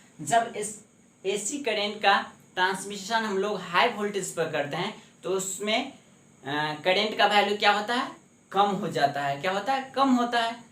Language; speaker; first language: Hindi; native; Hindi